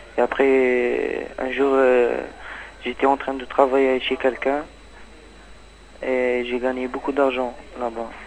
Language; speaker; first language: French; non-native, learner; Arabic